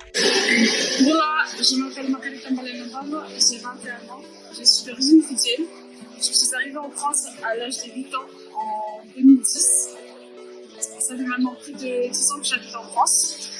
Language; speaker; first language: French; early bilingual, other home language; Fijian